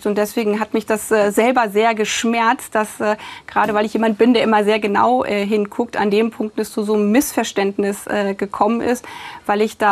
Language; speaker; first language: German; native; German